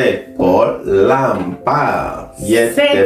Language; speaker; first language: Swedish; non-native, learner; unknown